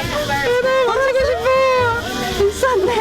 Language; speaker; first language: Korean; non-native, learner; Japanese